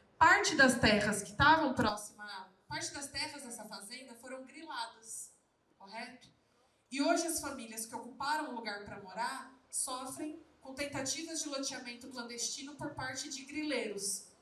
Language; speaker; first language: Portuguese; native; Portuguese